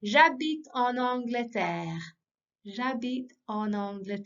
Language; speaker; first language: French; non-native, fluent; English